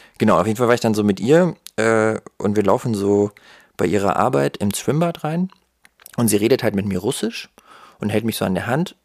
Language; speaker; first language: German; early bilingual, other home language; Russian